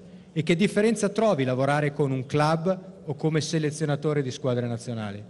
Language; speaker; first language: Italian; native; Italian